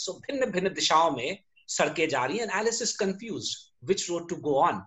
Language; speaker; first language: English; non-native, local second language; Hindi